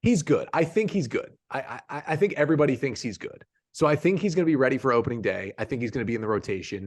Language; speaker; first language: English; native; English